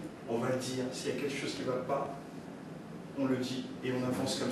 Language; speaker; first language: French; early bilingual, other home language; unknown